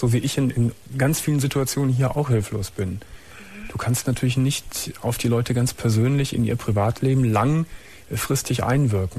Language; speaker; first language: German; native; German